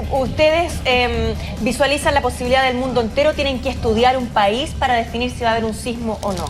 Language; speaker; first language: Spanish; native; Spanish